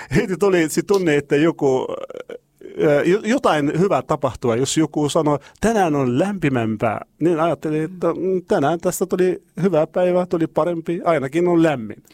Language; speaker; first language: Finnish; non-native, learner; Arabic